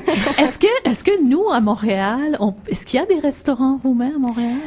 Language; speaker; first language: French; native; French